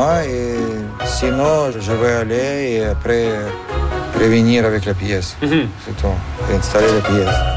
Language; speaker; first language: French; non-native, fluent; Russian